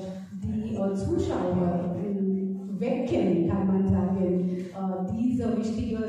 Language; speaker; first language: German; non-native, fluent; Marathi